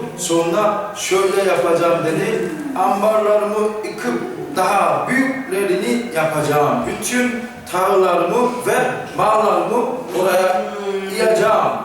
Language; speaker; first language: Turkish; non-native, fluent; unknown